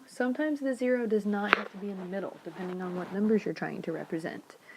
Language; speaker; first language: English; native; English